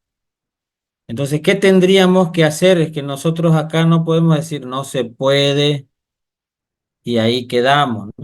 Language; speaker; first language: Spanish; native; Spanish